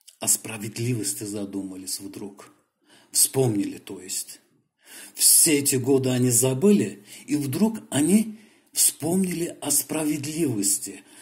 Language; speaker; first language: Russian; non-native, local second language; Azerbaijani